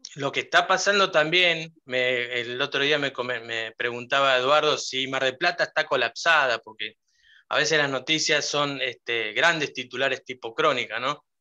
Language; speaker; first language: Spanish; native; Spanish